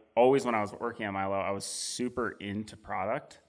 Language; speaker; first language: English; native; English